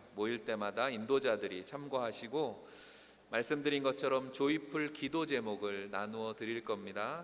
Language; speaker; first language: Korean; native; Korean